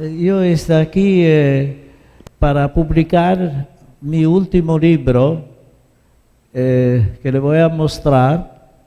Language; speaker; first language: Spanish; non-native, fluent; Italian